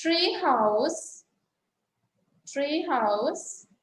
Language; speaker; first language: English; non-native, fluent; Sinhala